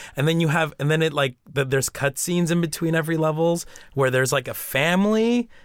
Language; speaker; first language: English; early bilingual, other home language; Spanish